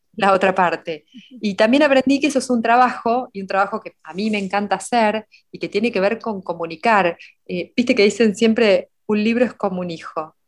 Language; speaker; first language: Spanish; native; Spanish